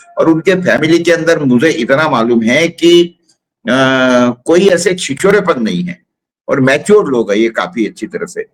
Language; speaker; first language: Hindi; non-native, local second language; Marathi